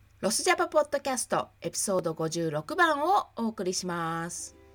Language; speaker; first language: Japanese; early bilingual, heritage; Japanese